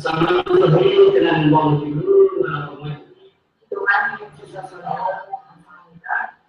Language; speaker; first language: Korean; non-native, learner; Vietnamese